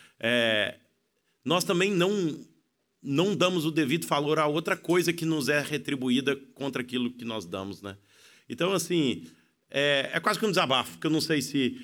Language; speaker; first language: Portuguese; native; Portuguese